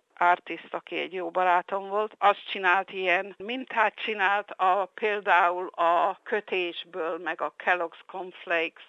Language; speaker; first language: Hungarian; early bilingual, heritage; Hungarian